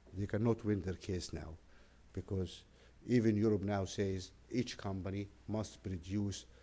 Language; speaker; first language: English; non-native, fluent; Arabic